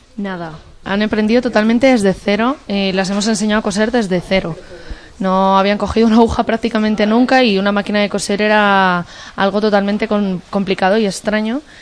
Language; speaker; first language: Spanish; native; Spanish